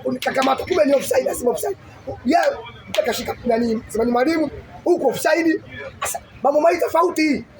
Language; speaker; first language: Swahili; native; Swahili